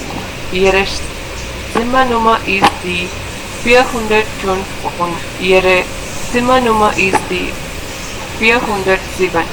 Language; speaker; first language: German; non-native, learner; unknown